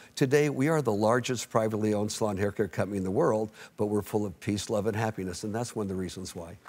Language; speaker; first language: English; native; English